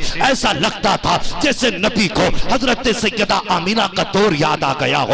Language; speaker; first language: Urdu; native; Urdu